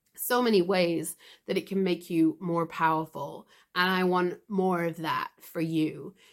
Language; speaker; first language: English; native; English